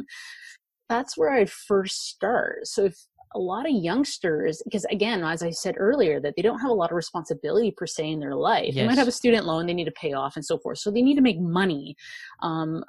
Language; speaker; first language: English; native; English